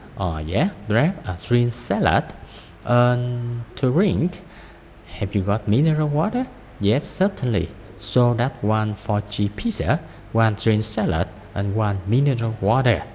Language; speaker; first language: English; non-native, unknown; Vietnamese